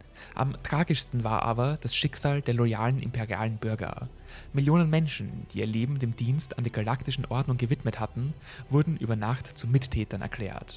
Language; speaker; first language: German; native; German